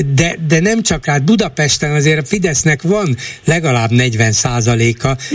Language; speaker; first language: Hungarian; native; Hungarian